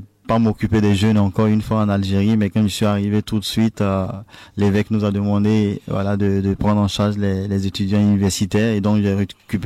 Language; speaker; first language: French; non-native, local second language; Baoulé